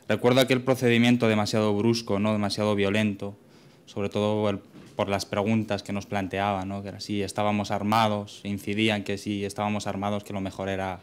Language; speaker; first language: Spanish; native; Spanish